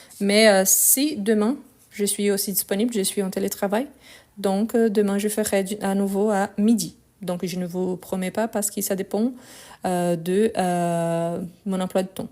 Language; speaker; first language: French; non-native, fluent; Portuguese